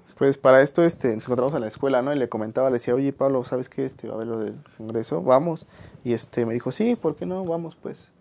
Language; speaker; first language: Spanish; native; Spanish